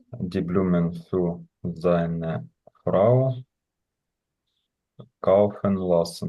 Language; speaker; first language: German; non-native, learner; Ukrainian